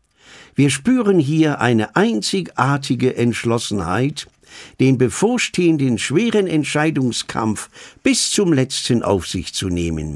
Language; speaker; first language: German; native; German